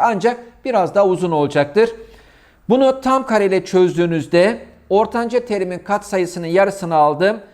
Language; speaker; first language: Turkish; native; Turkish